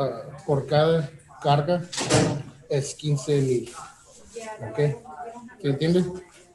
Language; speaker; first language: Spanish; early bilingual, heritage; Spanish